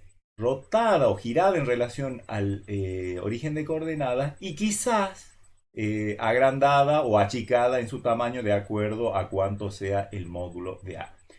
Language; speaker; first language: Spanish; native; Spanish